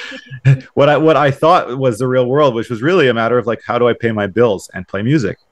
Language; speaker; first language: English; native; English